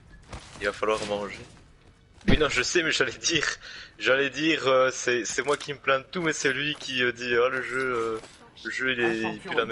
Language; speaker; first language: French; native; French